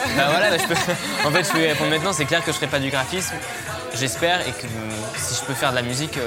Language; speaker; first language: French; native; French